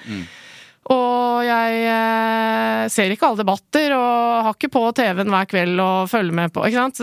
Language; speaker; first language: Norwegian; early bilingual, other home language; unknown